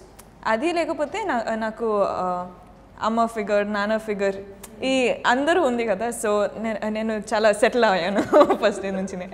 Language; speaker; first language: Telugu; non-native, learner; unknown